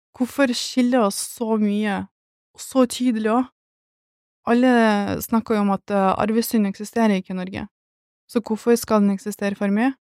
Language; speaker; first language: Norwegian; early bilingual, other home language; Russian